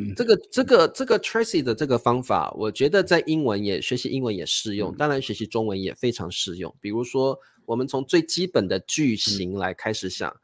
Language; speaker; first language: Chinese; native; Chinese